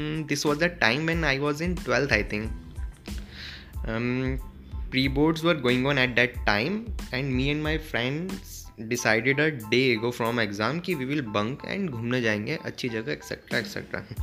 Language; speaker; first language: English; non-native, local second language; Hindi